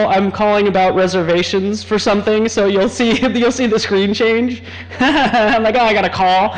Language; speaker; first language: English; native; English